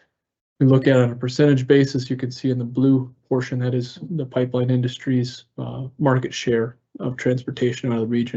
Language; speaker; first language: English; native; English